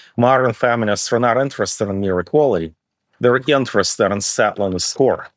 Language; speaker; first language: English; early bilingual, other home language; Russian